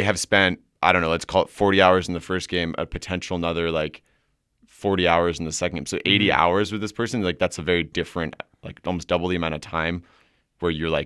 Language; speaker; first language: English; native; English